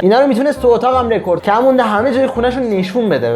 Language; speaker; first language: Persian; native; Persian